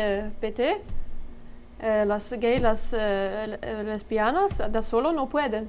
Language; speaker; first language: Spanish; non-native, learner; French